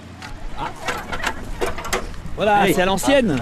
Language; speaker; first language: French; native; French